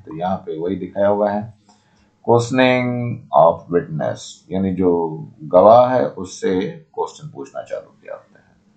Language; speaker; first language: Hindi; native; Hindi